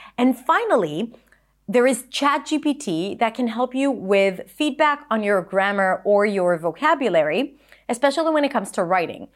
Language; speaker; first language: English; non-native, fluent; Hebrew